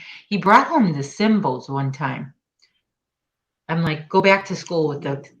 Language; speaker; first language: English; native; English